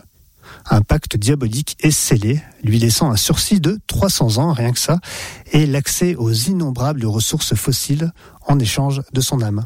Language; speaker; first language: French; native; French